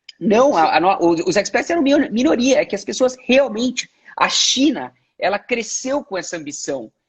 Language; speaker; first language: Portuguese; native; Portuguese